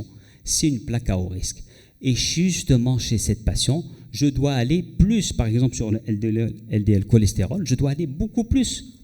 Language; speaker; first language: French; non-native, local second language; Arabic